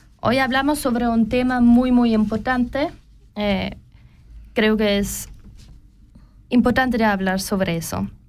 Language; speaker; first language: Spanish; non-native, learner; German